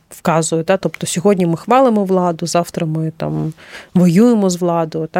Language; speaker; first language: Ukrainian; non-native, local second language; Russian